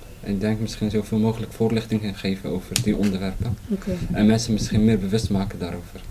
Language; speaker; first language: Dutch; early bilingual, other home language; Somali